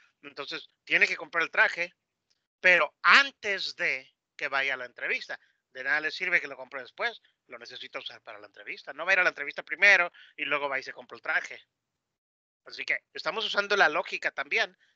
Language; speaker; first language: Spanish; native; Spanish